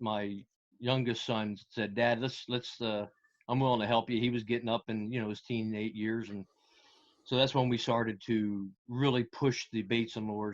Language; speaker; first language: English; native; English